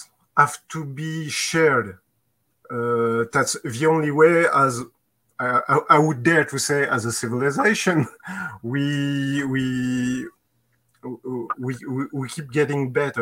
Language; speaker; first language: English; non-native, fluent; French